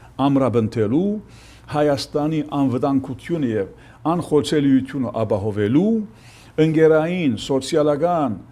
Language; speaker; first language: Armenian; early bilingual, heritage; Armenian